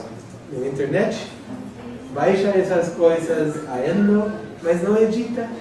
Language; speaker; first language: Portuguese; non-native, fluent; English